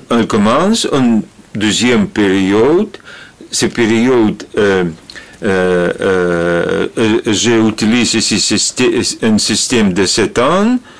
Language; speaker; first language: French; non-native, learner; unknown